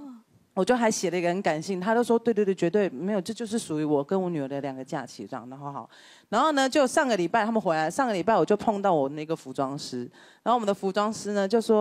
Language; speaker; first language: Chinese; native; Chinese